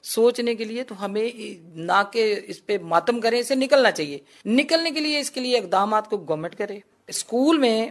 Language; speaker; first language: Urdu; non-native, local second language; Punjabi